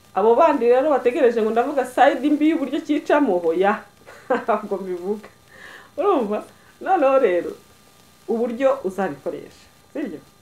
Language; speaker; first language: Kinyarwanda; early bilingual, heritage; Kinyarwanda